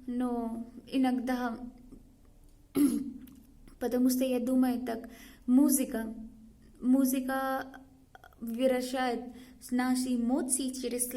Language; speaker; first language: Russian; non-native, learner; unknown